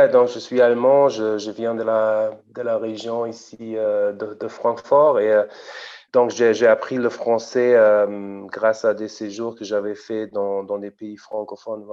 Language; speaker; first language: French; non-native, fluent; German